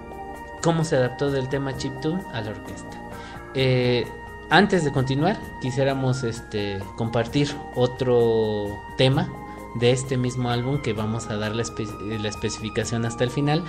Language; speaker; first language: Spanish; native; Spanish